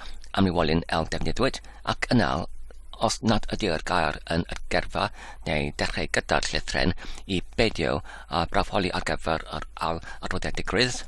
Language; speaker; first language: Welsh; non-native, learner; Polish